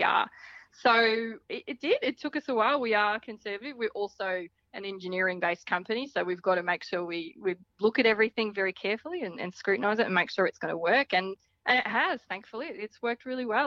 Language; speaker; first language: English; native; English